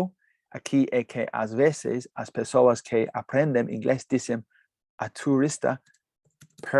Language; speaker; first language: Spanish; non-native, fluent; English